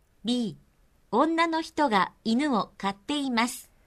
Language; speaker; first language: Japanese; non-native, fluent; Korean